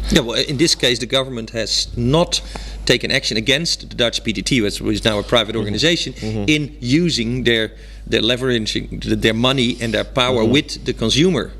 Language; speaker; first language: English; non-native, fluent; Dutch